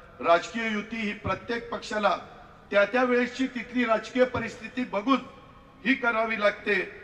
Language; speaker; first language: Marathi; native; Marathi